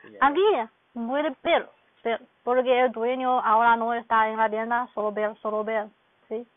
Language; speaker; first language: Spanish; non-native, learner; Chinese